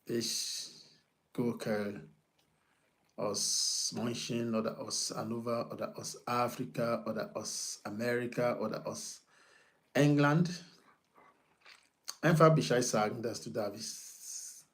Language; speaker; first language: German; non-native, fluent; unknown